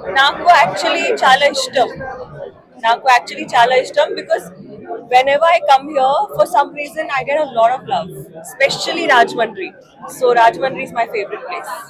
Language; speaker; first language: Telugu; non-native, learner; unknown